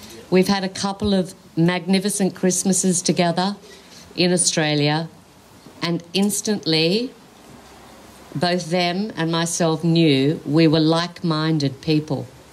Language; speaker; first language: English; native; English